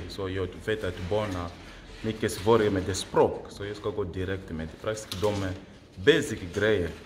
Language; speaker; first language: Swedish; non-native, learner; Lingala